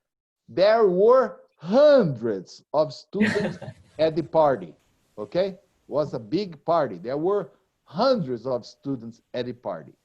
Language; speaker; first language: English; non-native, fluent; Portuguese